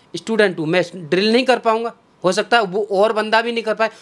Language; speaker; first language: Hindi; native; Hindi